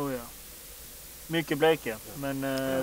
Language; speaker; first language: Swedish; native; Swedish